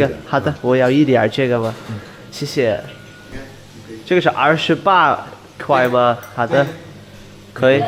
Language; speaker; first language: Chinese; non-native, learner; English